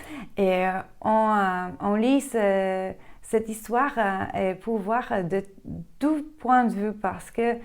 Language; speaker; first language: French; non-native, fluent; Polish